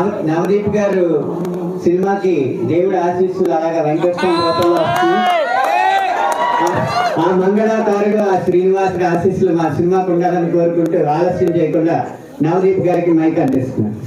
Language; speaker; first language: Telugu; native; Telugu